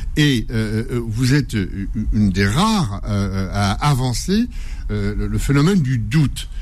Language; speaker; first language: French; early bilingual, other home language; Kabyle